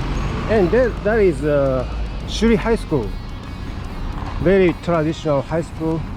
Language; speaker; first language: English; non-native, learner; Japanese